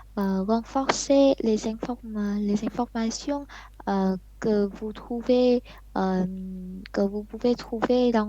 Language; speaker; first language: French; non-native, learner; Vietnamese